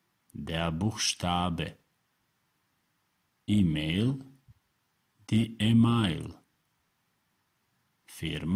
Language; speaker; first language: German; non-native, fluent; Serbian